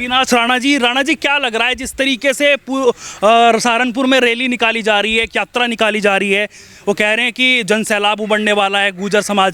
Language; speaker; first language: Hindi; native; Hindi